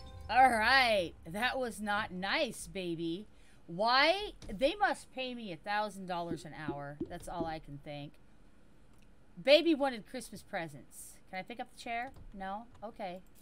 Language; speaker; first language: English; native; English